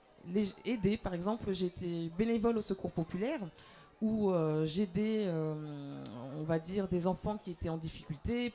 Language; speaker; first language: French; native; French